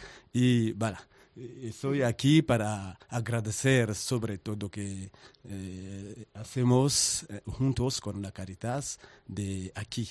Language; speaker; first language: Spanish; non-native, learner; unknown